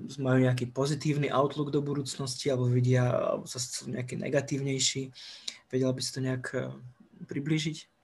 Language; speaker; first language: Slovak; native; Slovak